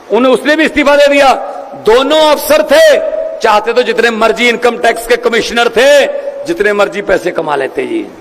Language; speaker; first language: Hindi; non-native, local second language; Punjabi